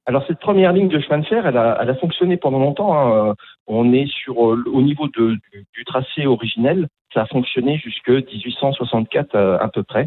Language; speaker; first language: French; native; French